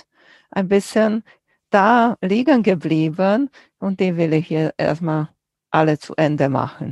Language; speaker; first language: German; non-native, fluent; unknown